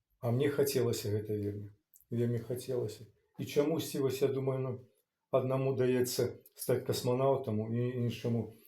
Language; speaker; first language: Belarusian; non-native, local second language; Russian